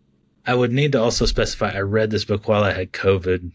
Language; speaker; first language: English; native; English